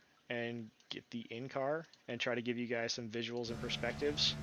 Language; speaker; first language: English; native; English